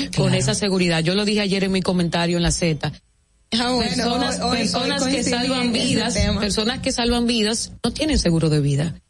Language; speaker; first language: Spanish; native; Spanish